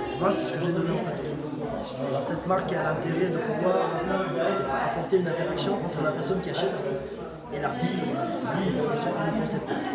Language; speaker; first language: French; early bilingual, other home language; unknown